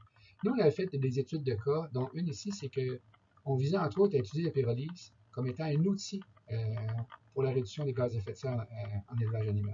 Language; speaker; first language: French; native; French